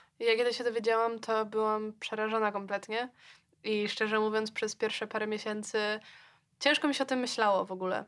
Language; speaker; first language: Polish; native; Polish